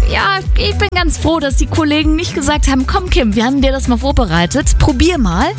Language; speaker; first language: German; native; German